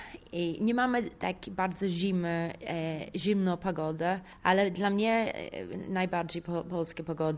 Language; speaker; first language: Polish; non-native, learner; English